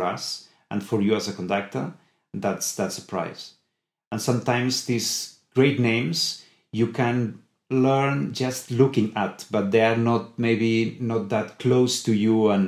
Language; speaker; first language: English; non-native, fluent; Spanish